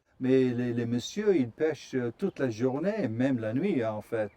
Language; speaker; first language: French; non-native, fluent; English